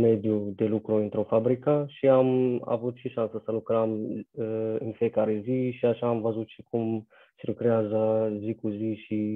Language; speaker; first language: Romanian; non-native, fluent; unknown